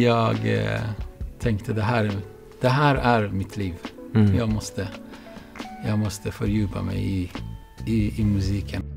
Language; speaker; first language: Swedish; non-native, fluent; Baluchi